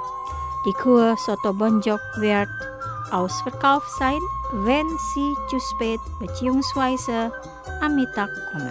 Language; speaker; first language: German; non-native, learner; Indonesian